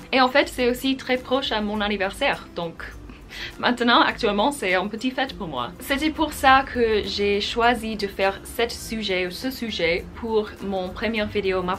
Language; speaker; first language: French; non-native, fluent; English